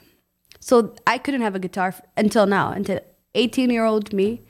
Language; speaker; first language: English; non-native, fluent; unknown